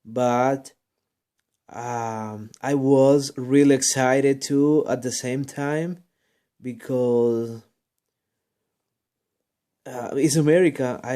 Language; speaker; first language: English; non-native, learner; Spanish